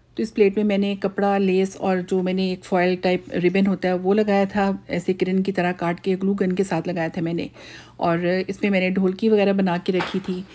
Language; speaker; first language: Urdu; native; Urdu